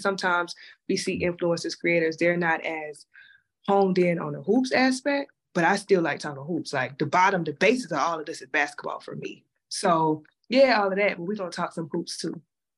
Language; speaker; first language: English; native; English